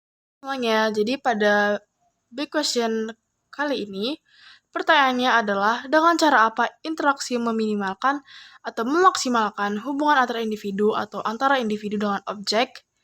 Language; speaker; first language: Indonesian; native; Indonesian